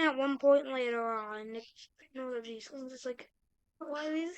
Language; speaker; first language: English; native; English